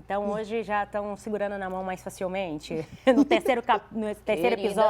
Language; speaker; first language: Portuguese; native; Portuguese